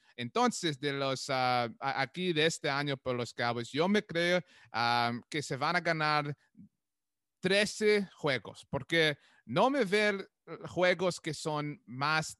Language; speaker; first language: Spanish; non-native, learner; English